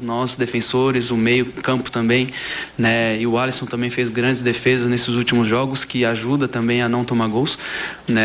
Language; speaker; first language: Portuguese; native; Portuguese